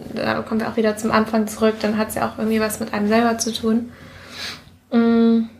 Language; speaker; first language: German; early bilingual, other home language; Spanish